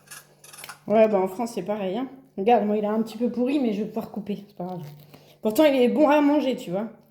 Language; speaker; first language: French; native; French